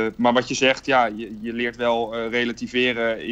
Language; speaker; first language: Dutch; native; Dutch